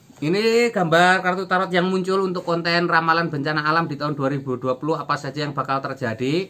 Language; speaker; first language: Indonesian; native; Indonesian